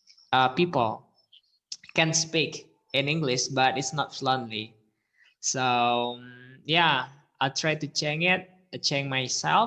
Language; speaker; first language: English; non-native, fluent; Indonesian